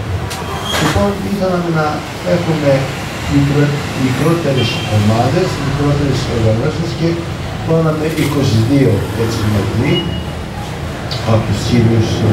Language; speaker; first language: Greek; early bilingual, heritage; Greek